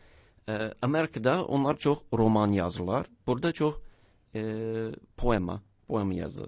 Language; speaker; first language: Turkish; non-native, learner; English